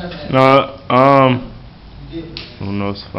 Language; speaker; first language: Spanish; non-native, learner; English